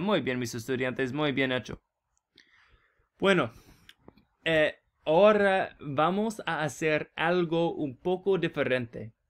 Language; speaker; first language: Spanish; non-native, learner; English